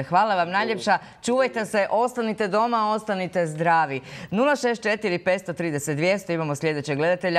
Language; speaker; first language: Croatian; native; Croatian